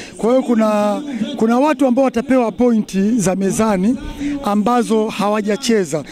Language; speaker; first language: Swahili; native; Swahili